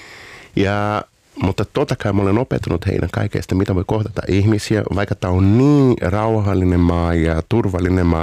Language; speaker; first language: Finnish; non-native, fluent; Portuguese